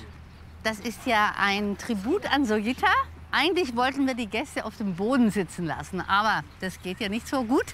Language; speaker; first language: German; native; German